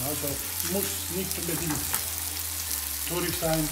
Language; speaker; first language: German; non-native, fluent; Italian